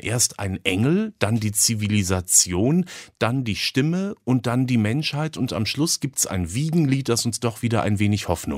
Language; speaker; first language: German; native; German